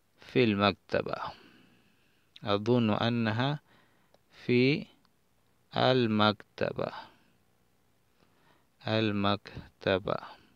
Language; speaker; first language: Arabic; non-native, fluent; Spanish